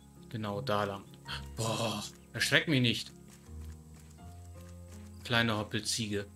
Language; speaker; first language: German; native; German